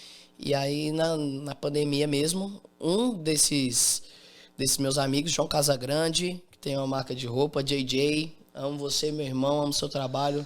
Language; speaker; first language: Portuguese; native; Portuguese